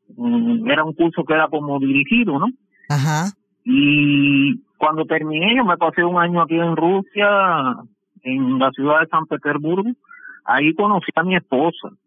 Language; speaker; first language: Spanish; native; Spanish